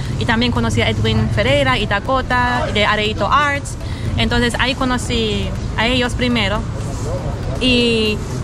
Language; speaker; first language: Spanish; non-native, fluent; German